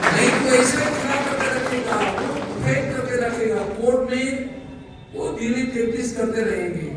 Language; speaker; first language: Hindi; non-native, local second language; Bodo